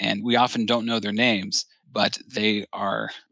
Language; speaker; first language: English; native; English